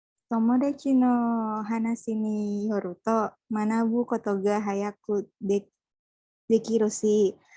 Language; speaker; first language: Japanese; non-native, learner; Indonesian